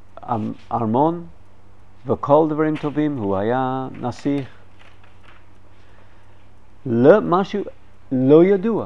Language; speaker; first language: Hebrew; non-native, fluent; English